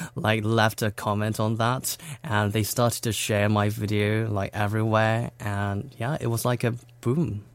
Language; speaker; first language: English; non-native, fluent; Korean